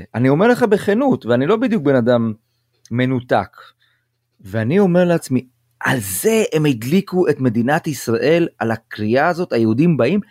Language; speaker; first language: Hebrew; native; Hebrew